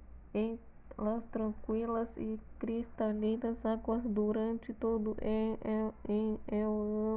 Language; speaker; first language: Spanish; non-native, learner; Portuguese